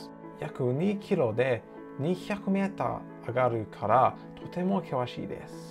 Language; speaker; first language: Japanese; non-native, learner; English